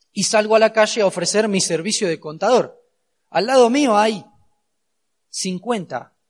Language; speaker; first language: Spanish; native; Spanish